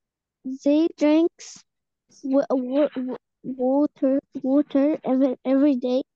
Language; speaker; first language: English; non-native, learner; Arabic